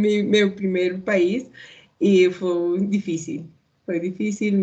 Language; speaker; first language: Portuguese; non-native, learner; Spanish